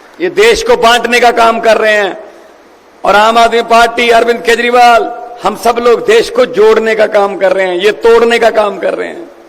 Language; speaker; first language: Hindi; non-native, local second language; Punjabi